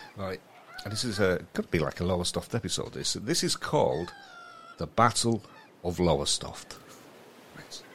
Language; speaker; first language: English; native; English